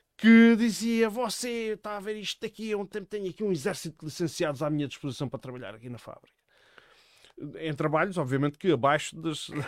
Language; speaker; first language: Portuguese; native; Portuguese